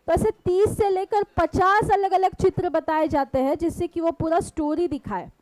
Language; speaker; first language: Hindi; non-native, local second language; Marathi